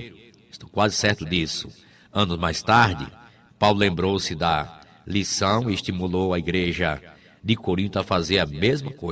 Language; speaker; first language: Portuguese; native; Portuguese